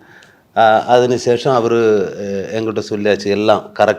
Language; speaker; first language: Tamil; non-native, learner; Malayalam